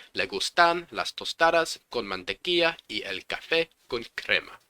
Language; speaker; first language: Spanish; non-native, learner; English